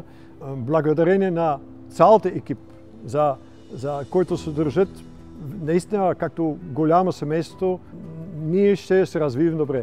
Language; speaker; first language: Bulgarian; non-native, fluent; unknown